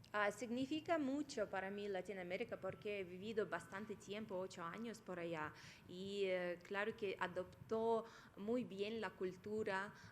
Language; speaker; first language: Spanish; non-native, fluent; Russian